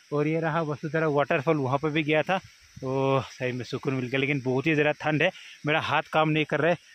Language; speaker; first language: Hindi; non-native, local second language; Assamese